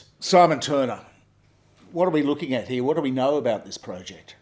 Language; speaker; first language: English; native; English